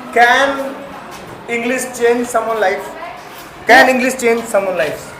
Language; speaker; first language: English; non-native, local second language; Hindi